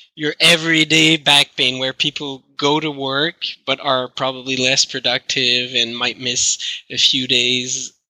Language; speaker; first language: English; non-native, fluent; French